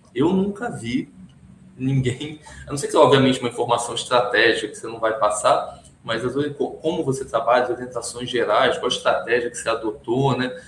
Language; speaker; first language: Portuguese; early bilingual, other home language; Hebrew